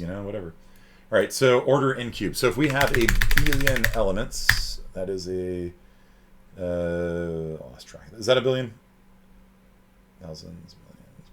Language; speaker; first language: English; native; English